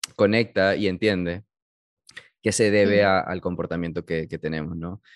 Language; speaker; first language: Spanish; early bilingual, heritage; Spanish